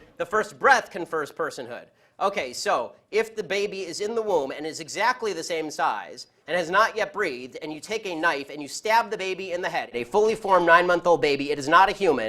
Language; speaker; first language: English; native; English